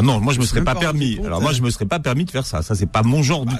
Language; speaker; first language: French; native; French